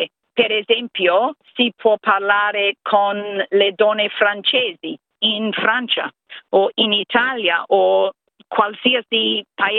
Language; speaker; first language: Italian; non-native, fluent; English